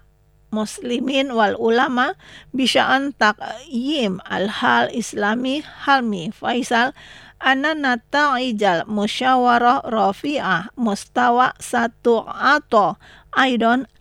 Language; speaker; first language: Arabic; non-native, learner; Indonesian